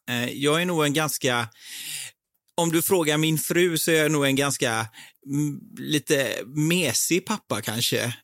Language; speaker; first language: Swedish; native; Swedish